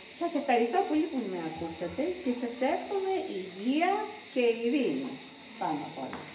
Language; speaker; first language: Greek; native; Greek